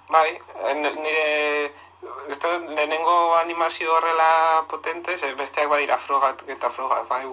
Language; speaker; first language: Basque; non-native, local second language; Spanish